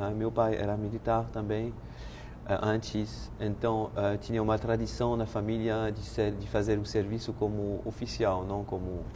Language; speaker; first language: Portuguese; non-native, fluent; French